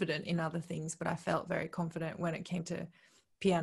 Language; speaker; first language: English; early bilingual, other home language; Korean